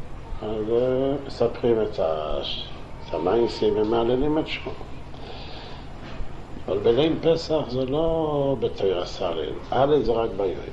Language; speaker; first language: Hebrew; non-native, local second language; Yiddish